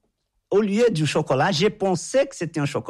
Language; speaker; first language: French; non-native, fluent; Portuguese